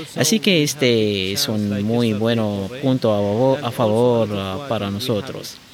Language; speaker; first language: Spanish; non-native, learner; Arabic